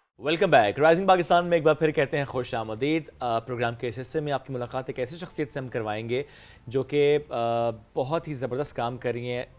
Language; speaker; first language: Urdu; native; Urdu